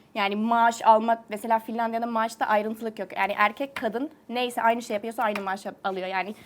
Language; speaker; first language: Turkish; early bilingual, other home language; Finnish